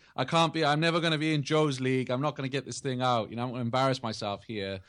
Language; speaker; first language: English; native; English